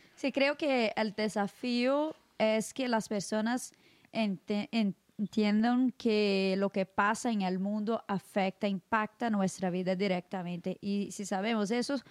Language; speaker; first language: Spanish; non-native, fluent; Portuguese